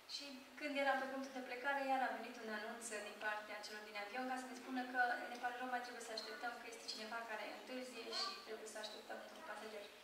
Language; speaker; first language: Romanian; non-native, fluent; Japanese